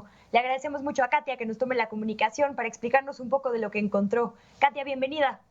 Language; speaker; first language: Spanish; native; Spanish